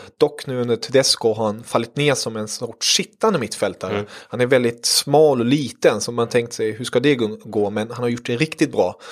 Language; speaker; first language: Swedish; early bilingual, other home language; German